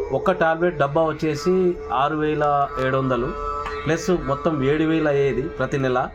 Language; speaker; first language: Telugu; non-native, local second language; Lambadi